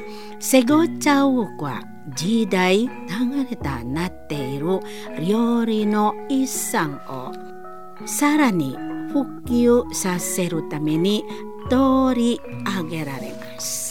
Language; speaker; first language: Japanese; non-native, learner; Indonesian